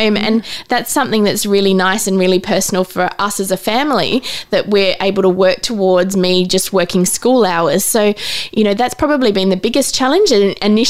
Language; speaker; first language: English; native; English